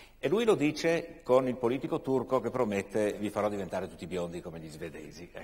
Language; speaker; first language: Italian; native; Italian